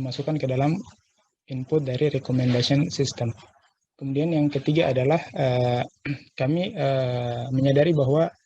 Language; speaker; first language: Indonesian; native; Indonesian